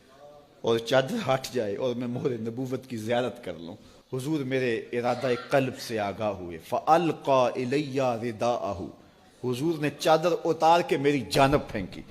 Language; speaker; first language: Urdu; native; Urdu